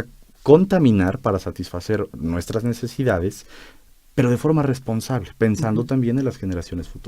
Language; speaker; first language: Spanish; native; Spanish